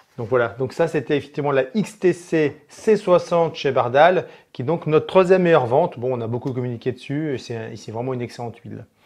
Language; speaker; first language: French; native; French